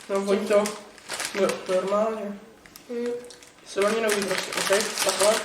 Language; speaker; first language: Czech; native; Czech